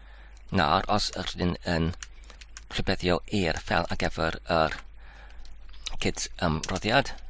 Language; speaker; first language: Welsh; non-native, learner; English